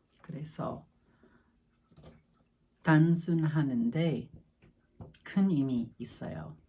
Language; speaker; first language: Korean; non-native, learner; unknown